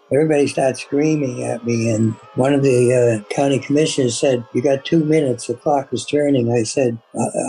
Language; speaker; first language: English; native; English